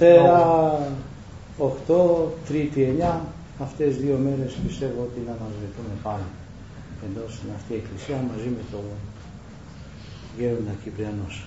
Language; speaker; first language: Greek; non-native, learner; Romanian